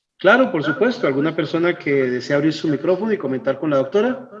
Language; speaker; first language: Spanish; native; Spanish